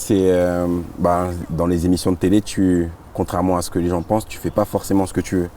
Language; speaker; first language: French; native; French